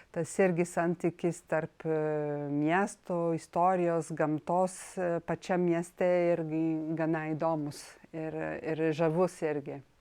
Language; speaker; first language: Lithuanian; non-native, fluent; French